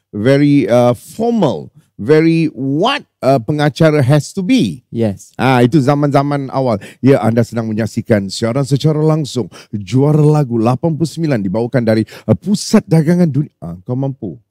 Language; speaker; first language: Malay; native; Malay